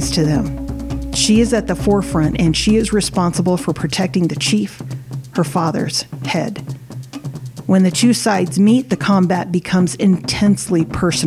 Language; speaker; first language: English; early bilingual, other home language; Samoan